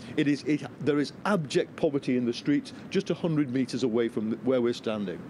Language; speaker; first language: English; native; English